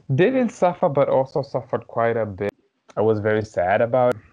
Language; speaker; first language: English; non-native, local second language; Somali